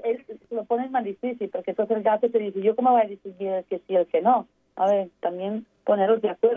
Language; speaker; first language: Spanish; native; Spanish